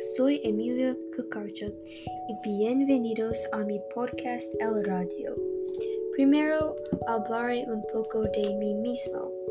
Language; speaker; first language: Spanish; non-native, learner; English